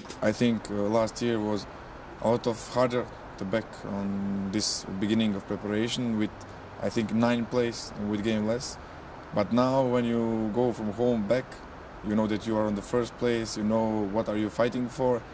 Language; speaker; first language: English; non-native, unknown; Croatian